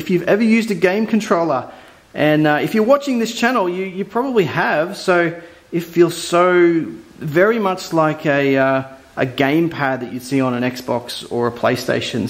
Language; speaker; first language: English; native; English